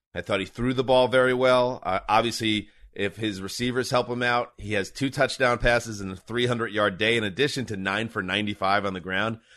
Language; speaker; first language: English; native; English